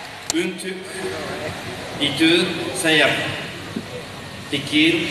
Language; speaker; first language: Indonesian; non-native, learner; Japanese